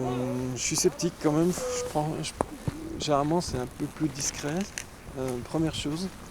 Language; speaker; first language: French; native; French